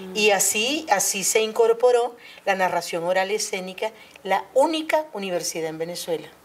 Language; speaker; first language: Spanish; native; Spanish